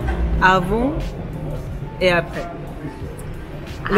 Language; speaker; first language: French; non-native, fluent; Japanese